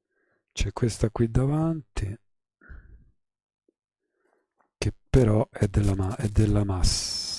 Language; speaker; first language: Italian; native; Italian